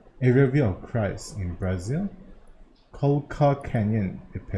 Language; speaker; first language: English; non-native, local second language; Chinese